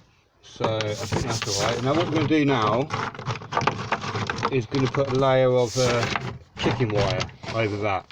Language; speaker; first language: English; native; English